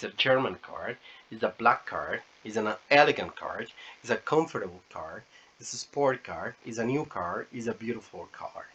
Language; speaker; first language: English; non-native, fluent; Spanish